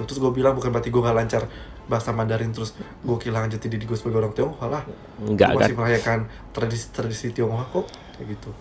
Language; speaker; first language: Indonesian; native; Indonesian